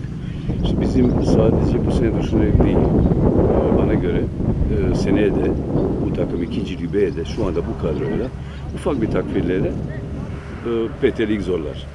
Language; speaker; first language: Turkish; non-native, fluent; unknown